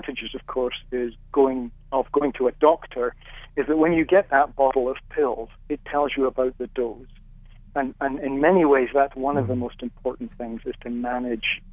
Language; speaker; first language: English; native; English